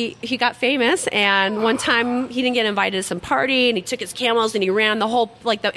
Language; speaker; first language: English; native; English